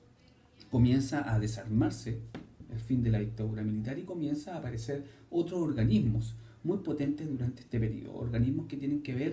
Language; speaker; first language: Spanish; native; Spanish